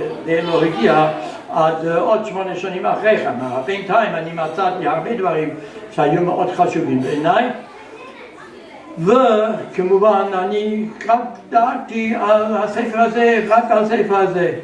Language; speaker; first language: Hebrew; non-native, fluent; German